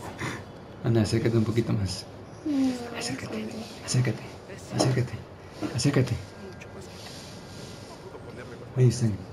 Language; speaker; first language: Spanish; native; Spanish